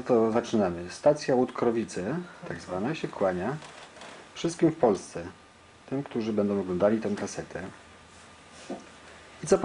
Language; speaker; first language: Polish; native; Polish